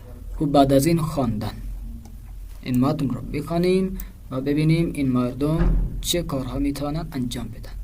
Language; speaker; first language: Persian; non-native, fluent; Urdu